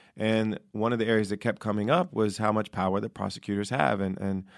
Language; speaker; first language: English; native; English